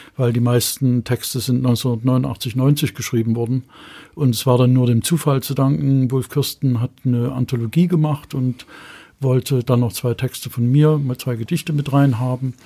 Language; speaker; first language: German; native; German